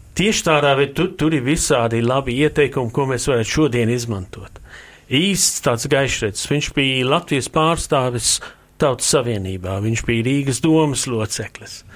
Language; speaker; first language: Latvian; early bilingual, heritage; Latvian